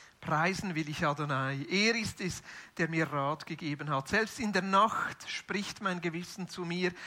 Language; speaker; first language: German; native; German